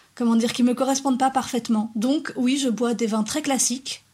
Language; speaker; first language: French; native; French